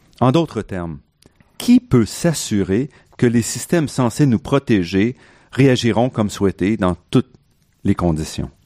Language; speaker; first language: French; native; French